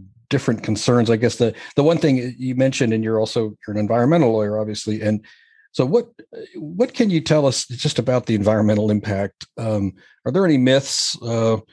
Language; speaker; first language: English; native; English